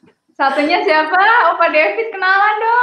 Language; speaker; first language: Indonesian; native; Indonesian